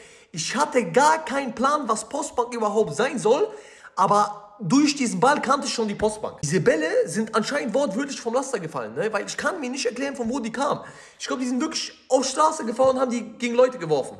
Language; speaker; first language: German; early bilingual, other home language; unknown